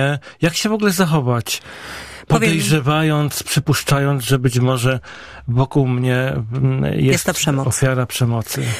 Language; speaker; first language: Polish; native; Polish